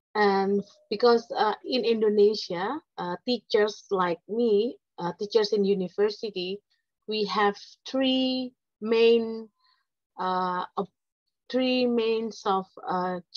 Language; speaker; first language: English; non-native, fluent; Indonesian